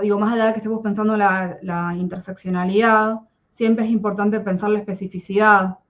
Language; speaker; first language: Spanish; native; Spanish